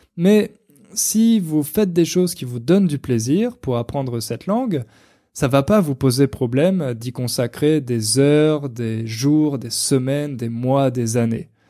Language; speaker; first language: French; native; French